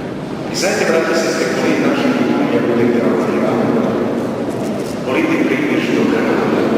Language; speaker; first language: Ukrainian; non-native, local second language; Rusyn